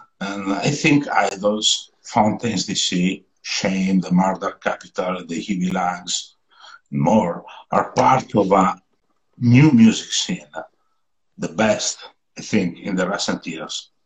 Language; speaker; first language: English; non-native, learner; Italian